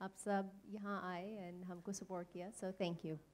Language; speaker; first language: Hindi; non-native, learner; English